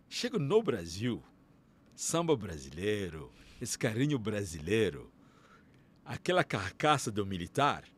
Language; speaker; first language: Portuguese; non-native, fluent; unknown